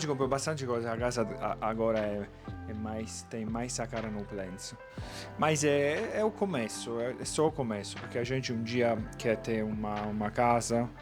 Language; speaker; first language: Portuguese; non-native, fluent; Italian